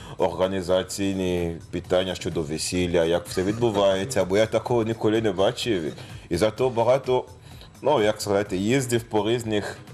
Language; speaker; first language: Ukrainian; non-native, learner; Lingala